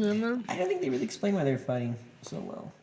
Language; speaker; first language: English; native; English